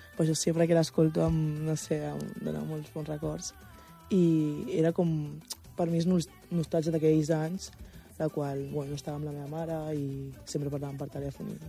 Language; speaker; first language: Catalan; early bilingual, other home language; Wolof